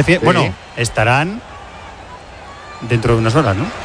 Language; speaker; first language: Spanish; native; Spanish